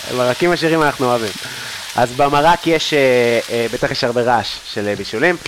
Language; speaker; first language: Hebrew; native; Hebrew